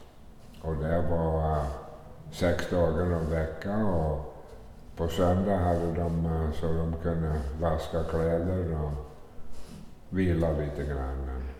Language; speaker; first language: Swedish; early bilingual, heritage; Swedish